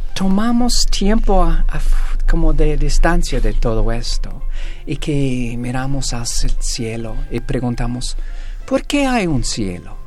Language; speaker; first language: Spanish; non-native, fluent; English